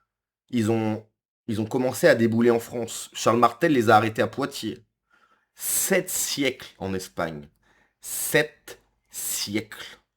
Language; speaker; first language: French; native; French